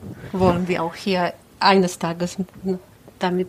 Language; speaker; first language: German; non-native, learner; Polish